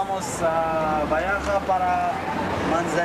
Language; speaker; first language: Spanish; non-native, learner; Hebrew